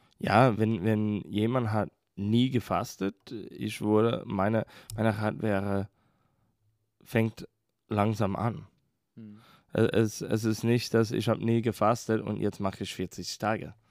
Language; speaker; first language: German; non-native, fluent; English